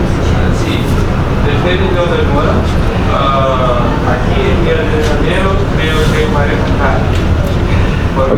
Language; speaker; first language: Spanish; non-native, learner; Portuguese